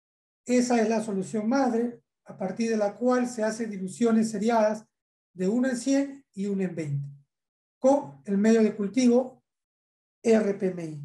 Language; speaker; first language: Spanish; native; Spanish